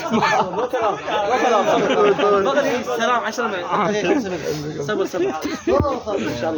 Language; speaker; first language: Arabic; non-native, learner; Urdu